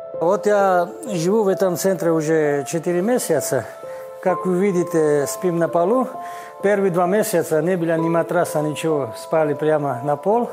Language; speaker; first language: Russian; non-native, local second language; Georgian